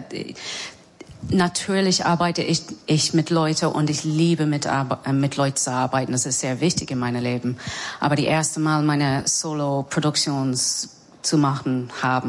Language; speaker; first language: German; non-native, learner; English